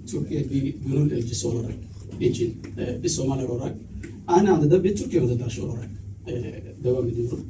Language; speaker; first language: Turkish; non-native, learner; Somali